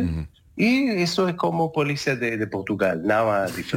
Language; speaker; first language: Portuguese; non-native, learner; Hebrew